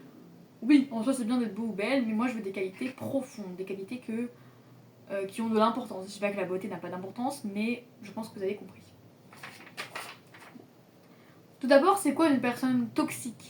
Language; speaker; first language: French; native; French